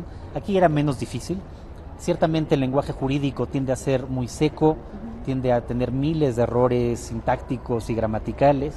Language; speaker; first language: Spanish; native; Spanish